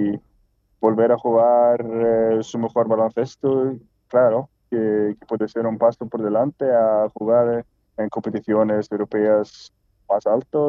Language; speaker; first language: Spanish; non-native, fluent; Swedish